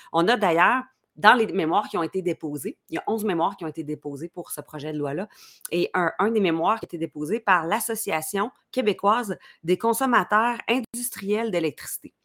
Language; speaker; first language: French; native; French